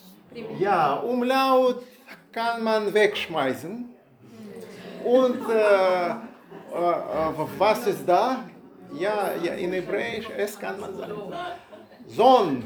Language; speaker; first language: German; non-native, learner; Russian